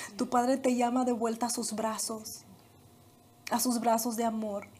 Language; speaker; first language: Spanish; native; Spanish